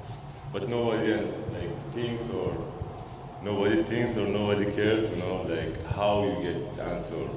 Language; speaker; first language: English; non-native, learner; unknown